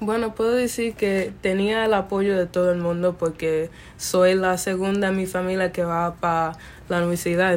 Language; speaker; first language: Spanish; early bilingual, other home language; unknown